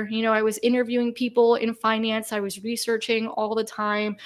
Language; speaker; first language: English; native; English